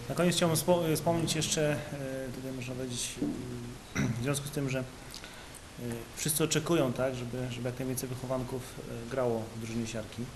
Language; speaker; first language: Polish; native; Polish